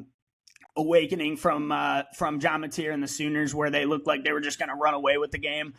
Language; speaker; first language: English; native; English